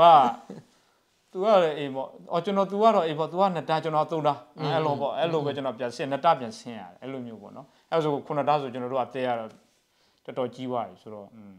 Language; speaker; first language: Burmese; non-native, local second language; S'gaw Karen